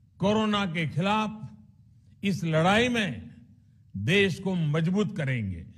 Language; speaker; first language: Hindi; non-native, local second language; Gujarati